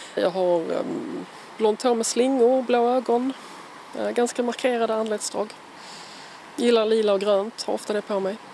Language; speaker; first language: Swedish; native; Swedish